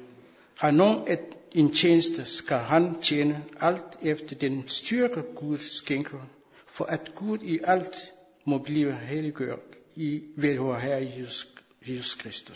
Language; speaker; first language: Danish; non-native, fluent; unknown